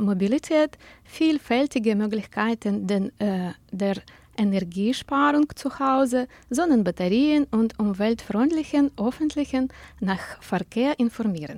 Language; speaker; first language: German; non-native, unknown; Ukrainian